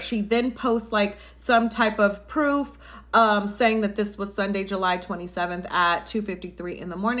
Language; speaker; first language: English; native; English